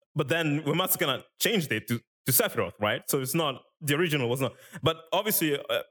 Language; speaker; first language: English; non-native, fluent; Italian